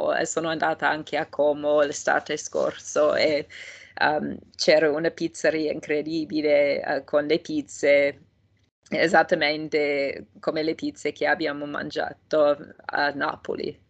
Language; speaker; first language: Italian; non-native, fluent; English